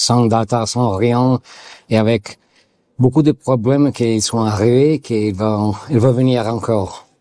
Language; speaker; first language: French; non-native, learner; Italian